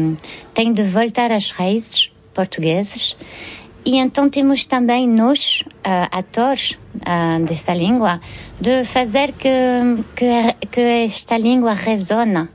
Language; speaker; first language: Portuguese; early bilingual, heritage; French